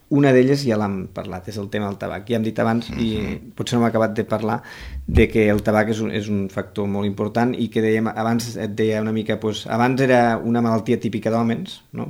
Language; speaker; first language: Catalan; native; Catalan